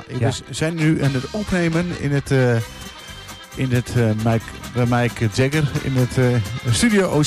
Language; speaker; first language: Dutch; native; Dutch